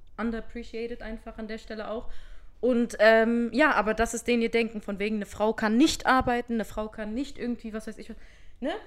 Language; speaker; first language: German; early bilingual, other home language; Berber languages